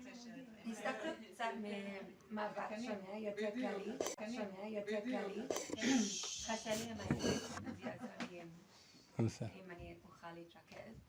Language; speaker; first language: Hebrew; non-native, fluent; English